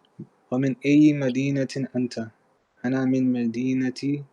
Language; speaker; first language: Arabic; non-native, learner; English